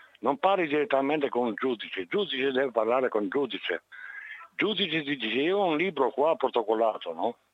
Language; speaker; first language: Italian; non-native, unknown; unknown